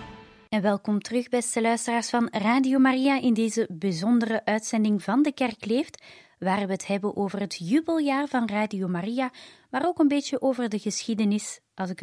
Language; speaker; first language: Dutch; native; Dutch